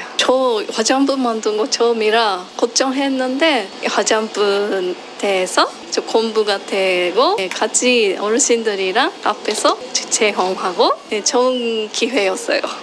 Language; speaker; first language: Korean; non-native, fluent; Japanese